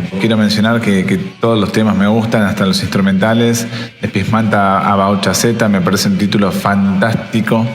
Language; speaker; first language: Spanish; native; Spanish